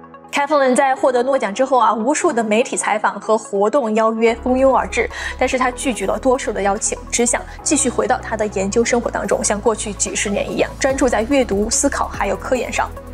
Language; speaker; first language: Chinese; native; Chinese